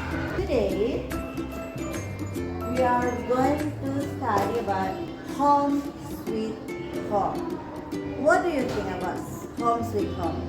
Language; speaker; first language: English; non-native, learner; Indonesian